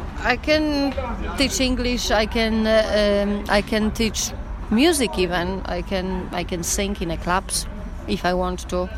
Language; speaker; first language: English; non-native, fluent; Polish